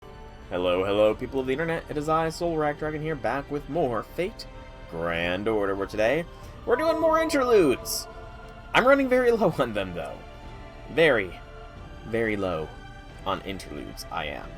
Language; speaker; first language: English; native; English